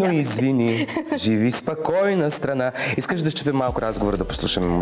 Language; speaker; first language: Bulgarian; native; Bulgarian